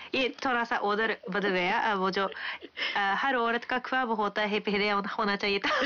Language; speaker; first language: Hindi; non-native, fluent; Japanese